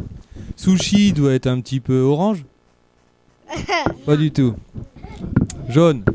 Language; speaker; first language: French; native; French